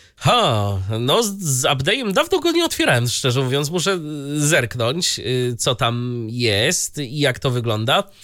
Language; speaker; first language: Polish; native; Polish